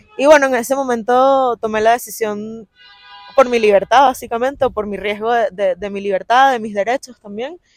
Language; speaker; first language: Spanish; native; Spanish